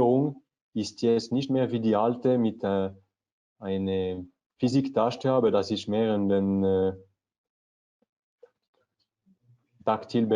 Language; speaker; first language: German; non-native, learner; French